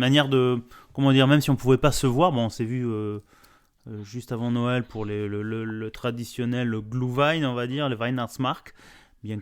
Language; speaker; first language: French; native; French